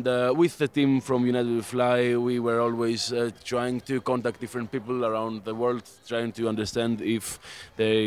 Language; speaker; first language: English; non-native, fluent; Greek